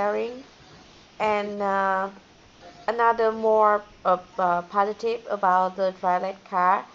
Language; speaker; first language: English; non-native, learner; Vietnamese